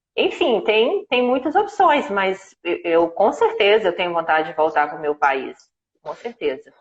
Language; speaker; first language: Portuguese; native; Portuguese